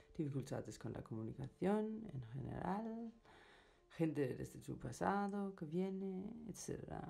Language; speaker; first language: Spanish; non-native, fluent; Danish